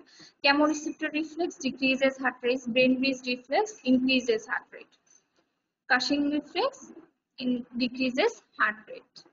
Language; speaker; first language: English; non-native, local second language; Bangla